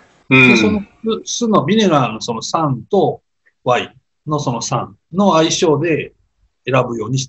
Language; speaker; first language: Japanese; native; Japanese